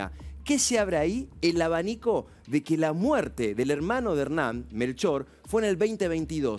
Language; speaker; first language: Spanish; native; Spanish